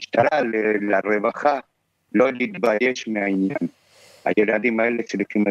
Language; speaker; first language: Hebrew; non-native, fluent; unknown